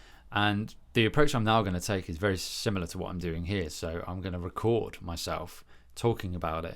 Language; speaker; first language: English; native; English